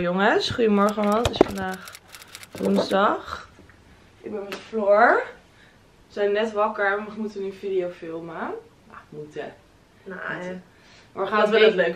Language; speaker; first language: Dutch; native; Dutch